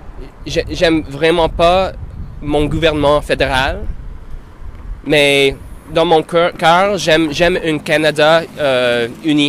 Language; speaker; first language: French; non-native, local second language; English